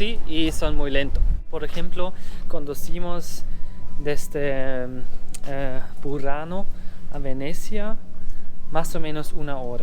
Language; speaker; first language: Spanish; non-native, learner; German